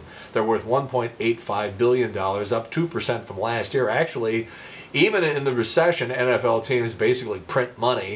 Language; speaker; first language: English; native; English